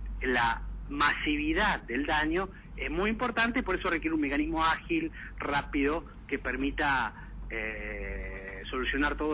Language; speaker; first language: Spanish; native; Spanish